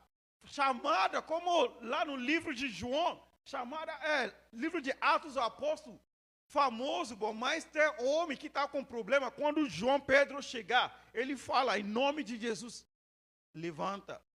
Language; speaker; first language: Portuguese; non-native, learner; Yoruba